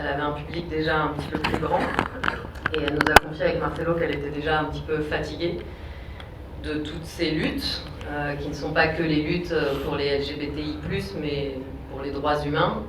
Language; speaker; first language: French; native; French